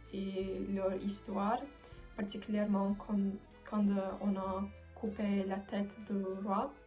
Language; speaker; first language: French; non-native, learner; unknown